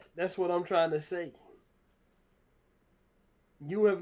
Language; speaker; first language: English; native; English